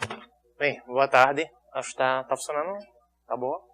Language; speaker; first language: Portuguese; native; Portuguese